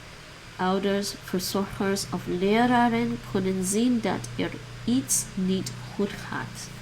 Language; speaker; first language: Dutch; non-native, learner; English